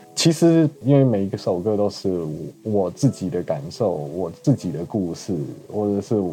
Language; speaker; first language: Chinese; native; Chinese